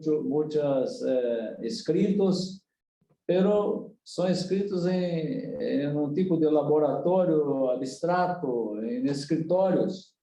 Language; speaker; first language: Spanish; non-native, learner; Portuguese